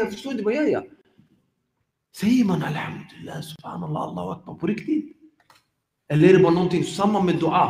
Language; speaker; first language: Swedish; early bilingual, other home language; Arabic